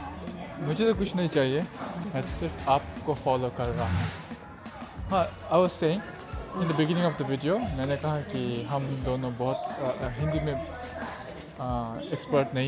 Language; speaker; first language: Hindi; non-native, learner; Nepali